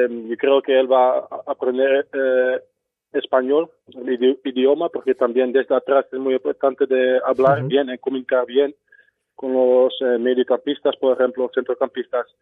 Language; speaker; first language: Spanish; non-native, fluent; Dutch